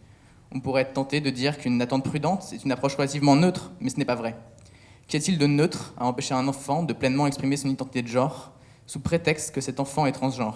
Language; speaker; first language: French; native; French